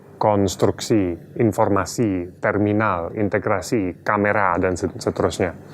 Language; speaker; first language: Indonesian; non-native, fluent; English